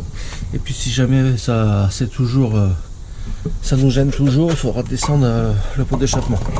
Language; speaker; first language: French; native; French